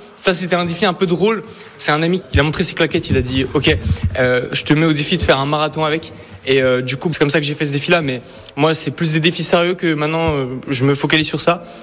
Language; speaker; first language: French; early bilingual, other home language; Ukrainian